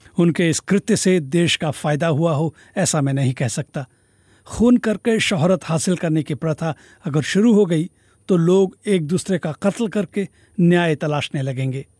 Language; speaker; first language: Hindi; native; Hindi